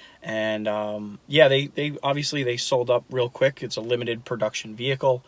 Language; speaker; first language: English; native; English